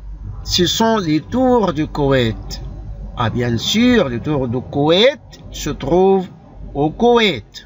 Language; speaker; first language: French; non-native, fluent; Arabic